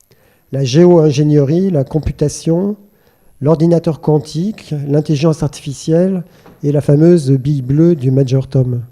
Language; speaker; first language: French; native; French